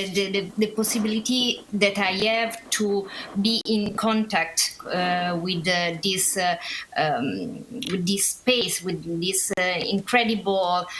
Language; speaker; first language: English; non-native, learner; Italian